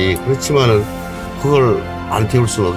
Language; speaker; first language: Korean; native; Korean